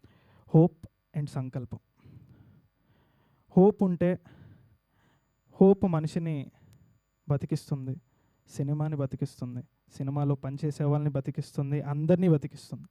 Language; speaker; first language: Telugu; native; Telugu